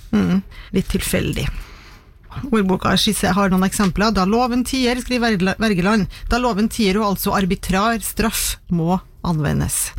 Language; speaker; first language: Norwegian; native; Norwegian